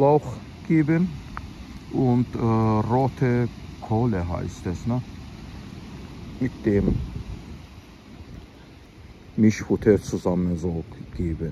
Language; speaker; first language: German; non-native, fluent; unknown